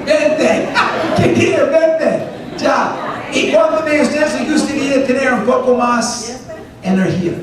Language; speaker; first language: Spanish; non-native, fluent; English